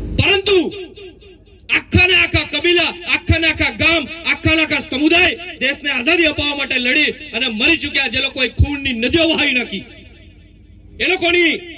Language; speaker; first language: Gujarati; non-native, local second language; Bhili